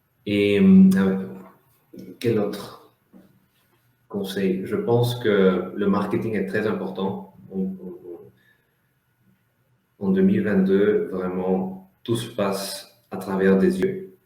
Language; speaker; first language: French; non-native, fluent; Spanish